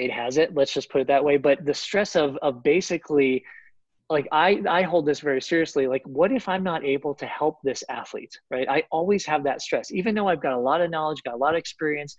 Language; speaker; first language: English; native; English